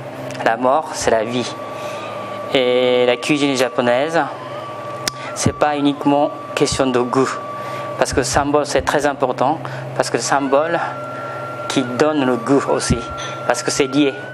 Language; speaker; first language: French; non-native, fluent; Japanese